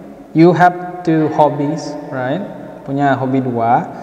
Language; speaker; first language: English; non-native, fluent; Indonesian